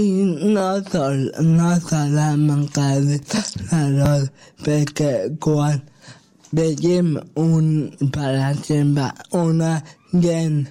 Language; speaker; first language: Catalan; non-native, local second language; Spanish